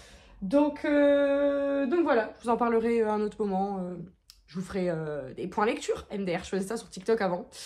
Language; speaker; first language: French; native; French